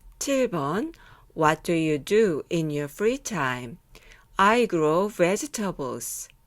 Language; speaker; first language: English; non-native, fluent; Korean